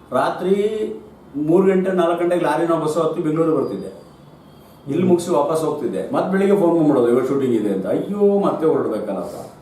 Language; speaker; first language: Kannada; native; Kannada